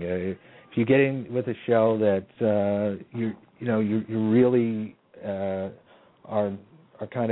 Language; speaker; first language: English; native; English